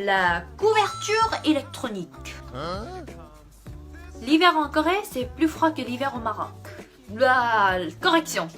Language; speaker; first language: French; non-native, fluent; Korean